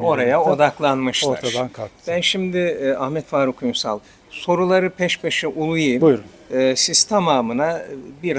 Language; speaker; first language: Turkish; native; Turkish